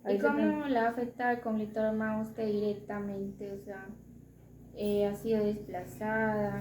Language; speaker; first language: Spanish; native; Spanish